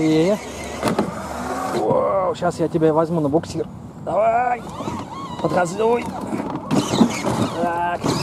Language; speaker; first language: Russian; native; Russian